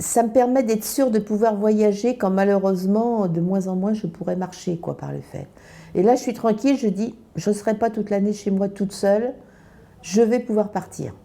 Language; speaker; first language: French; native; French